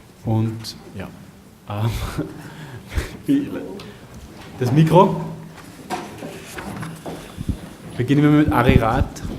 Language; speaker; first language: German; native; German